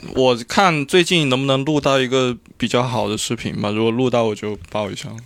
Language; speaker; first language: Chinese; native; Chinese